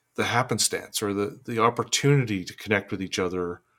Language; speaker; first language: English; native; English